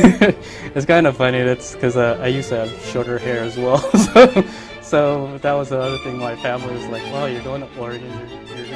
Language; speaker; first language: English; early bilingual, other home language; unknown